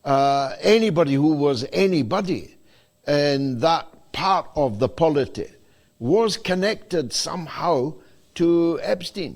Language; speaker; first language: English; native; English